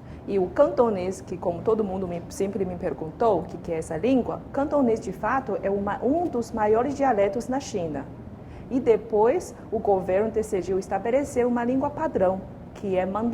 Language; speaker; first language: Portuguese; non-native, fluent; Chinese